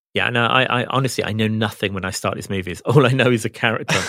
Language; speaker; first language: English; native; English